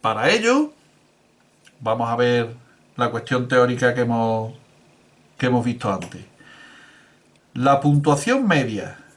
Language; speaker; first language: Spanish; native; Spanish